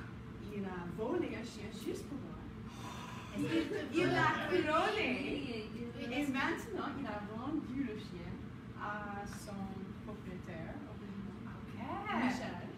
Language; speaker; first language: French; non-native, learner; English